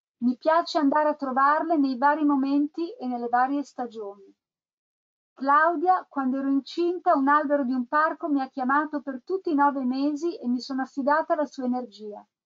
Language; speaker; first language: Italian; native; Italian